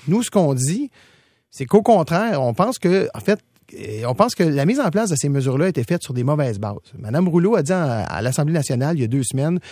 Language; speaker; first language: French; native; French